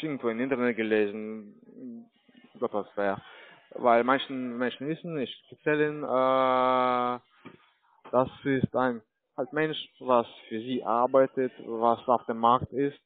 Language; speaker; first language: German; non-native, learner; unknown